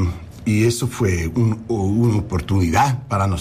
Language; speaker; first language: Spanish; non-native, learner; English